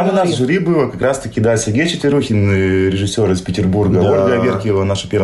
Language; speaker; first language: Russian; native; Russian